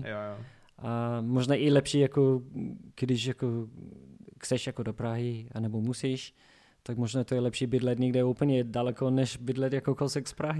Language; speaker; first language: Czech; non-native, learner; English